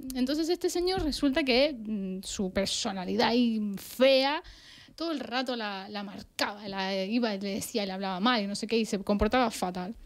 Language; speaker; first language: Spanish; native; Spanish